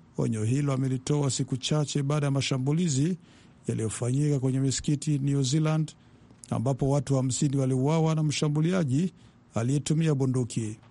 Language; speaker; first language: Swahili; non-native, local second language; Rundi